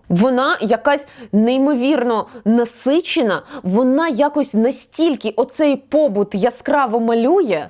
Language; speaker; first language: Ukrainian; native; Ukrainian